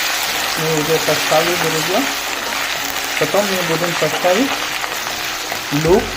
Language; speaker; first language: Russian; non-native, learner; Hindi